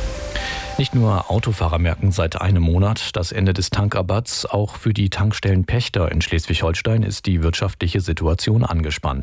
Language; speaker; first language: German; native; German